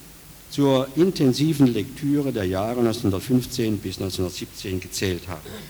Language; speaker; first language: German; native; German